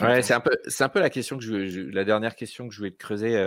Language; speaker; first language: French; native; French